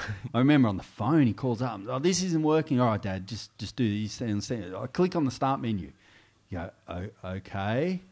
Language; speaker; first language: English; native; English